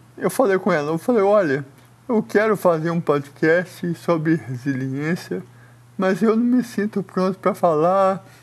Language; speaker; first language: Portuguese; native; Portuguese